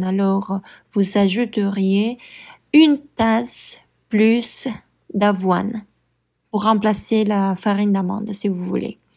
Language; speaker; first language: French; non-native, fluent; Spanish